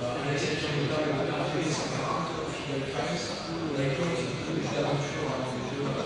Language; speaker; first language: French; native; French